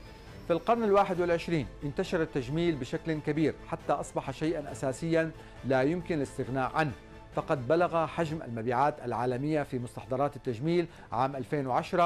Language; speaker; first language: Arabic; native; Arabic